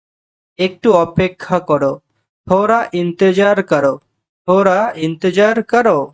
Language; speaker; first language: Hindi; non-native, fluent; Bangla